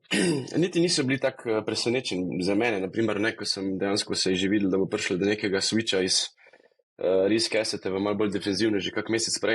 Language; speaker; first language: Slovenian; native; Slovenian